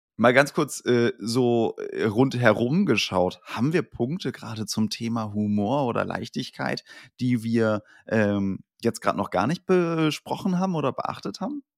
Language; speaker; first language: German; native; German